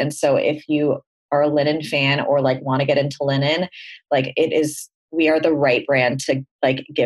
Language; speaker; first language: English; native; English